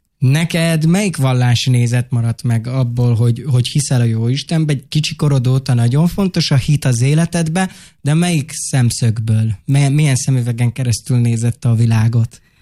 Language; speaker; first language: Hungarian; native; Hungarian